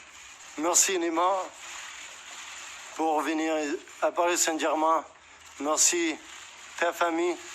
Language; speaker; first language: French; non-native, learner; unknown